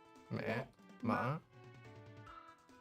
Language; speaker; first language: Japanese; non-native, learner; English